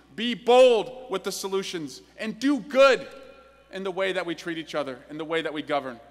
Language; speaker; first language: English; native; English